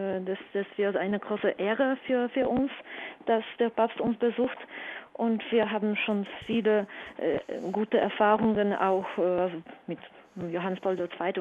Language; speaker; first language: German; non-native, fluent; Polish